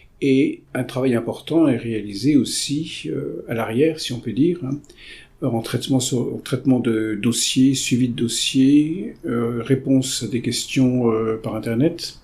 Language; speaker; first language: French; native; French